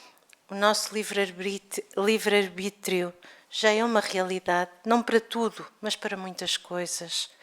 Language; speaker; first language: Portuguese; native; Portuguese